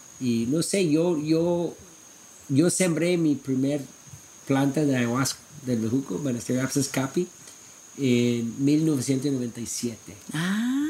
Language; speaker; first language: Spanish; non-native, fluent; English